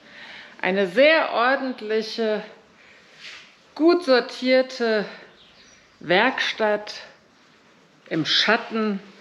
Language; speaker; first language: German; native; German